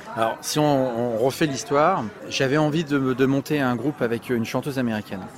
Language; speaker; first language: French; native; French